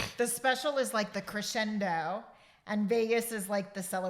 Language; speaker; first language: English; native; English